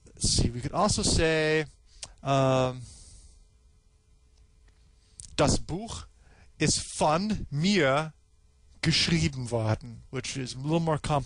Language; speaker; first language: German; non-native, fluent; English